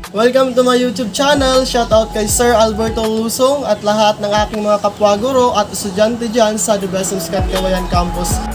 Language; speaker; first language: Filipino; non-native, local second language; Bikol